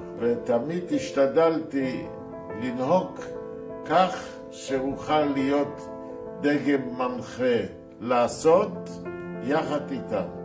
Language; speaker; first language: Hebrew; non-native, fluent; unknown